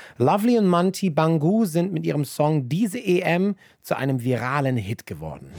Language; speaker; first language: German; native; German